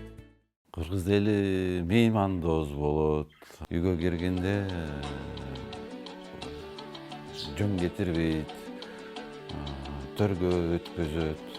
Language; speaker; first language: Kyrgyz; non-native, local second language; Tatar